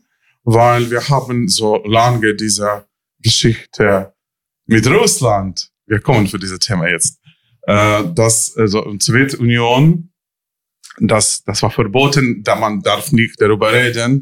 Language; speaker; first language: German; non-native, learner; Ukrainian